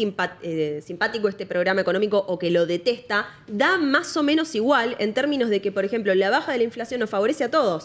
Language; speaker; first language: Spanish; native; Spanish